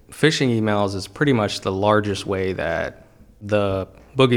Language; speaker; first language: English; native; English